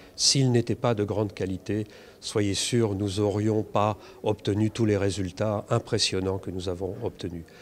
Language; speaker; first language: French; native; French